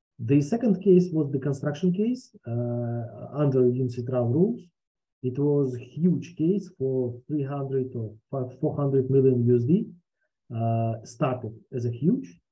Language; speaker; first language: English; non-native, fluent; Russian